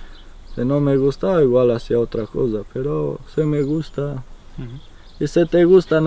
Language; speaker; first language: Spanish; non-native, fluent; Romanian